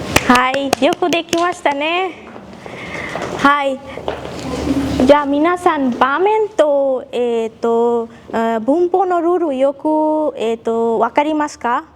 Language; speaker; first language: Japanese; non-native, fluent; Bangla